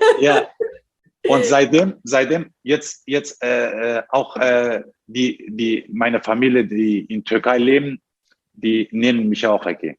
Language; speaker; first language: German; non-native, fluent; Turkish